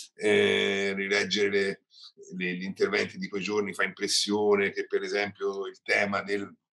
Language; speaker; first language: Italian; native; Italian